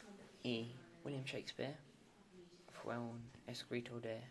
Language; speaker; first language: Spanish; non-native, learner; English